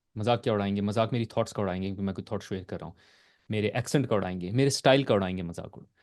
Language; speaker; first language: Urdu; native; Urdu